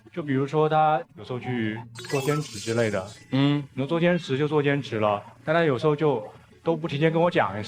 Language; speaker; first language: Chinese; native; Chinese